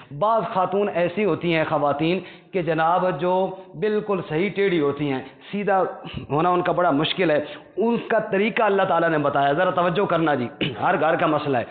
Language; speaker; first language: Urdu; non-native, local second language; Punjabi